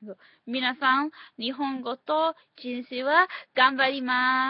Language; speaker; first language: Japanese; non-native, learner; English